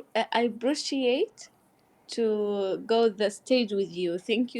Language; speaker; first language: English; non-native, learner; Arabic